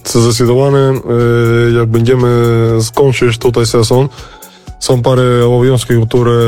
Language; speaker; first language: Polish; non-native, fluent; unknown